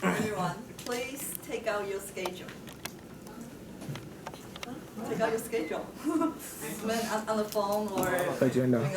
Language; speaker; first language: English; non-native, fluent; Chinese